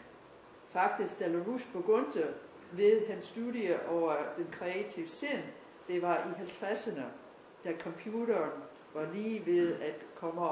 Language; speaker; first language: Danish; non-native, fluent; English